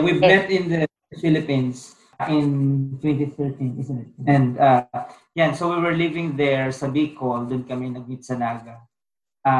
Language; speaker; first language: English; non-native, local second language; Bikol